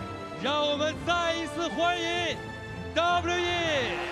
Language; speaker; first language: Chinese; native; Chinese